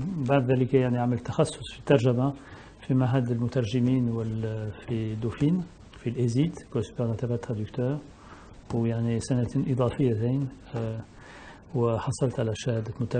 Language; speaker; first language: Arabic; non-native, fluent; French